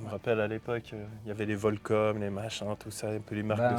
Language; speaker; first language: French; native; French